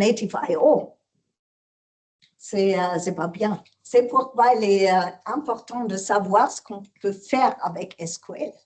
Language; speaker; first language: French; non-native, learner; German